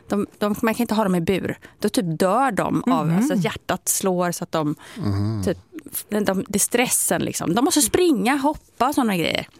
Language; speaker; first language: Swedish; native; Swedish